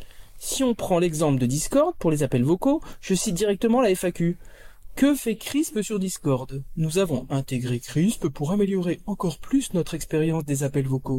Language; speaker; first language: French; native; French